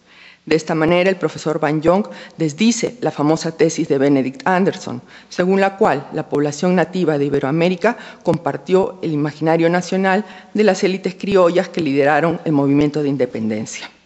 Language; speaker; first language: Spanish; native; Spanish